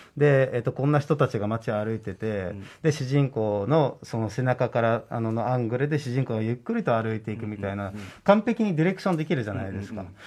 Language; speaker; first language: Japanese; non-native, fluent; Dutch